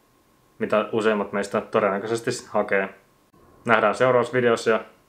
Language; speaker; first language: Finnish; native; Finnish